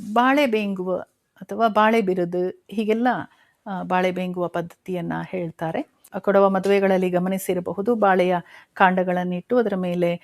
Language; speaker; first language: Kannada; non-native, local second language; Kodava